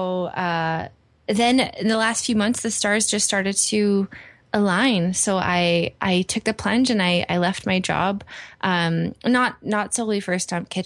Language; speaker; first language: English; native; English